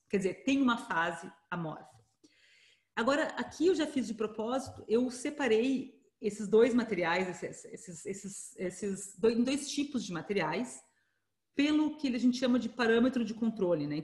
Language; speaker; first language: Portuguese; native; Portuguese